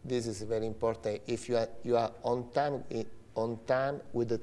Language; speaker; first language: English; non-native, learner; Italian